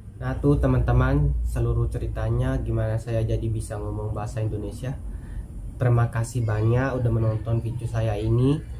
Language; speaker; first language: Indonesian; non-native, fluent; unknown